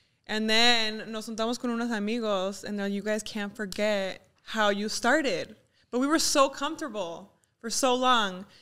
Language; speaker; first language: English; early bilingual, other home language; Spanish